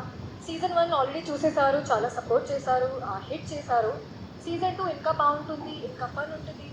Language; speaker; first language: Telugu; non-native, local second language; Hindi